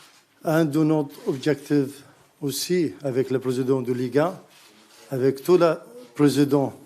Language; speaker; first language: French; non-native, learner; Arabic